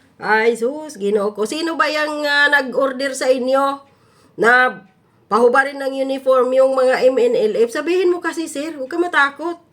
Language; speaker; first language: Filipino; non-native, local second language; Cebuano